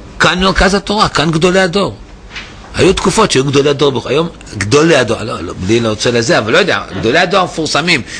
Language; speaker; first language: Hebrew; native; Hebrew